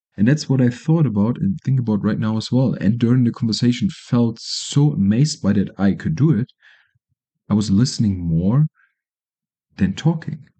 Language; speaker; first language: English; non-native, fluent; German